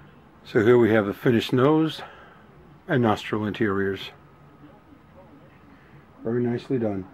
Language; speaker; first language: English; native; English